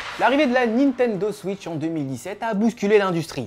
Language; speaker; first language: French; native; French